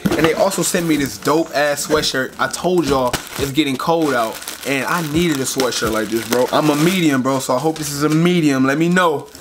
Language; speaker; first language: English; native; English